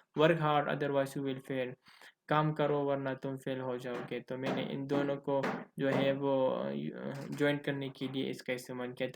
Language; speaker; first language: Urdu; non-native, local second language; Pashto